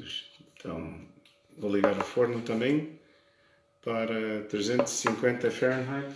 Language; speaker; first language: Portuguese; early bilingual, heritage; Portuguese